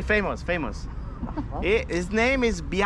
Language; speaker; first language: English; non-native, learner; Italian